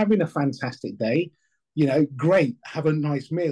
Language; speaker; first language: English; native; English